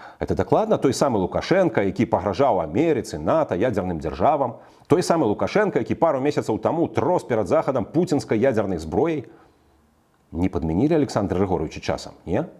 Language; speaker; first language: Belarusian; native; Belarusian